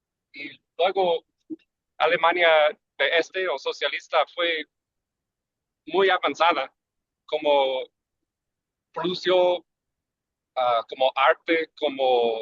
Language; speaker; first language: Spanish; early bilingual, heritage; English